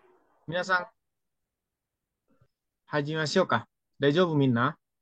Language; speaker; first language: Japanese; non-native, fluent; Indonesian